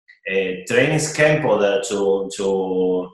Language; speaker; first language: German; non-native, fluent; Spanish